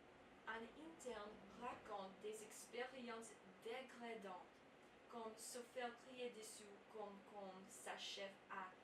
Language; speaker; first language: French; non-native, learner; English